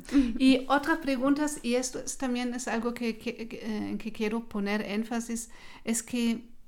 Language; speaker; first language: Spanish; non-native, fluent; German